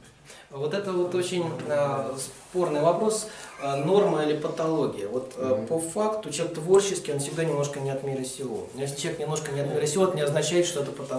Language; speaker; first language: Russian; native; Russian